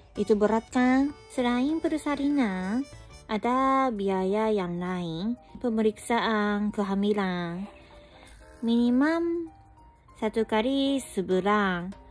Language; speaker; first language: Indonesian; non-native, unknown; Japanese